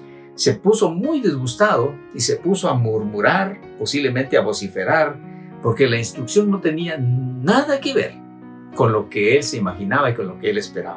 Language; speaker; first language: Spanish; native; Spanish